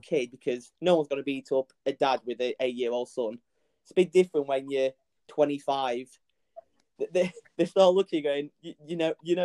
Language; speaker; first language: English; native; English